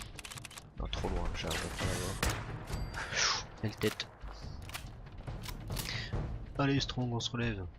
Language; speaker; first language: French; native; French